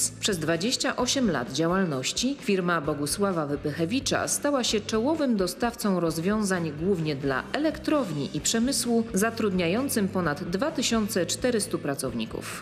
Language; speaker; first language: Polish; native; Polish